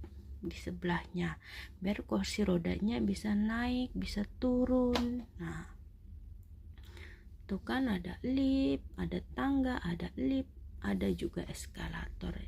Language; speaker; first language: Indonesian; native; Indonesian